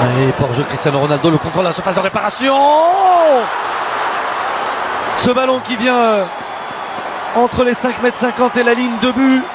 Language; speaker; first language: French; native; French